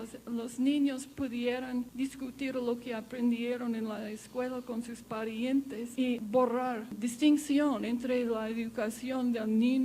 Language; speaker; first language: Spanish; non-native, fluent; English